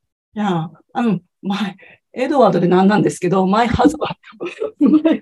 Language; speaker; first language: English; non-native, learner; Japanese